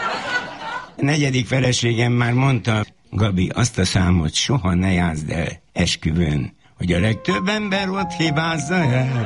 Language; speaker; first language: Hungarian; native; Hungarian